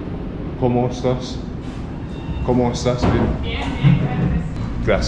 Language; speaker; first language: Spanish; non-native, learner; English